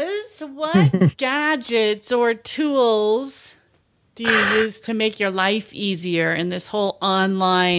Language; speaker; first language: English; native; English